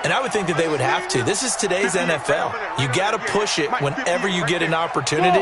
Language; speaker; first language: English; native; English